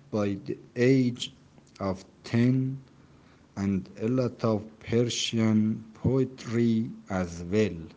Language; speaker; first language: English; non-native, fluent; Persian